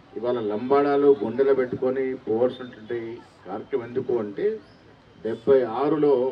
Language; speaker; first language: Telugu; native; Telugu